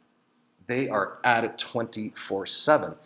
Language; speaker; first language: English; native; English